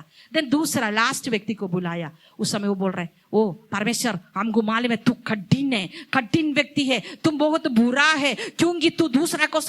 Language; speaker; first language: Hindi; non-native, local second language; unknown